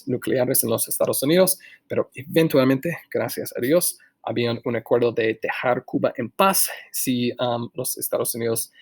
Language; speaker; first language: Spanish; non-native, fluent; English